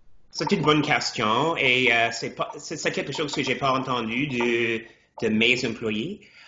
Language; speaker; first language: French; non-native, fluent; English